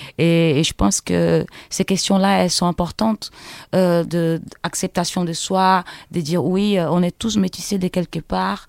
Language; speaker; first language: French; non-native, fluent; Portuguese